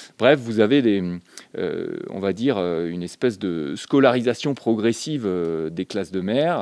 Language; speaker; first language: French; native; French